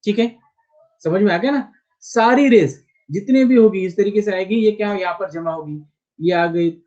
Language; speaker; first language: Hindi; non-native, local second language; Marathi